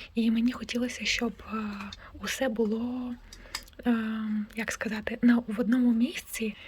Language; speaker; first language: Ukrainian; non-native, local second language; Russian